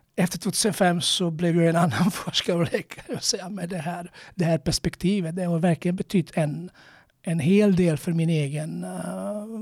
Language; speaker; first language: Swedish; non-native, fluent; Croatian